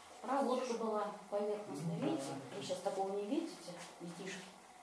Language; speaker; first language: Russian; native; Russian